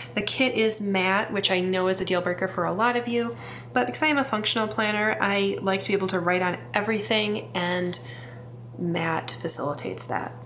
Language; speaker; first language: English; native; English